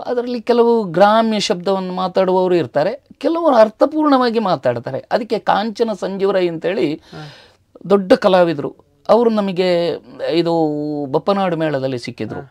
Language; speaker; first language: Kannada; non-native, local second language; Tulu